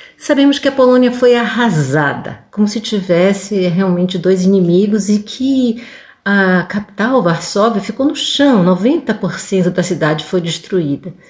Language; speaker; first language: Portuguese; native; Portuguese